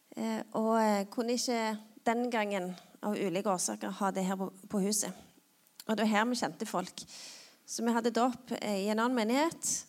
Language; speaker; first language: Norwegian; native; Norwegian